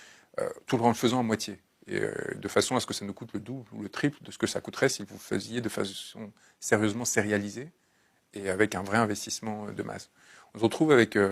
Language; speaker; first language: French; native; French